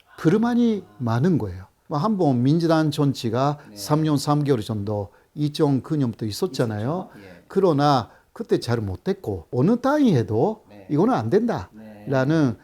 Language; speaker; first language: Korean; non-native, fluent; Japanese